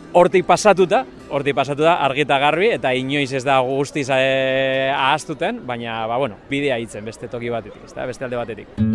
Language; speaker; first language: Basque; native; Basque